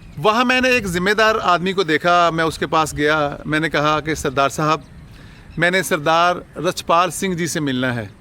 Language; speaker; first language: Urdu; non-native, local second language; Punjabi